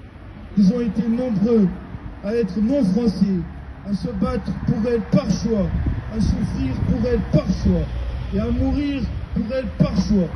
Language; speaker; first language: French; native; French